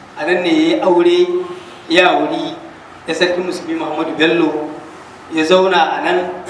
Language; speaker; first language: Hausa; native; Hausa